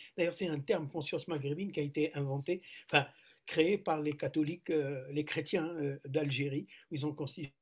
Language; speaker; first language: French; non-native, local second language; Arabic